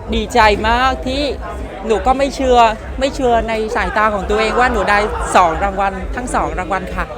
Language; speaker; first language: Thai; non-native, fluent; Vietnamese